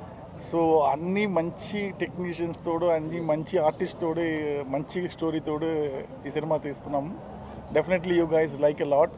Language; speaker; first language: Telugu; non-native, learner; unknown